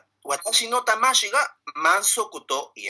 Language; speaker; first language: Japanese; non-native, learner; Spanish